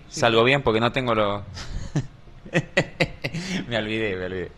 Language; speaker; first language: Spanish; native; Spanish